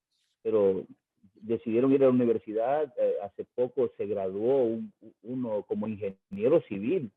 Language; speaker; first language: Spanish; native; Spanish